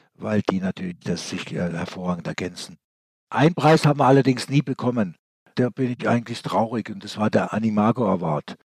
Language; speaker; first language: German; native; German